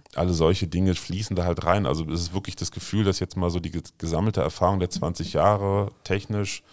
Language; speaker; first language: German; native; German